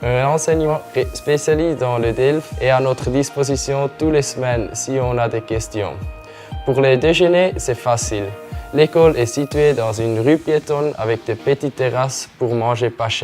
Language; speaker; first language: French; non-native, fluent; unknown